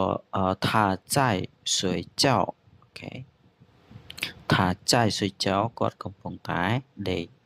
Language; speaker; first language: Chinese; non-native, fluent; Khmer